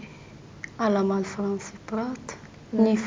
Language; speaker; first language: Dutch; non-native, learner; Arabic